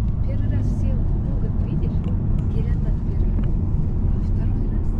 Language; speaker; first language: Russian; early bilingual, heritage; Russian